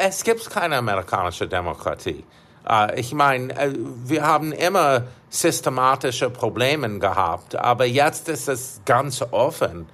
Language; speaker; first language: German; non-native, fluent; English